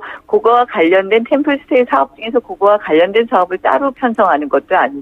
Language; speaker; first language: Korean; native; Korean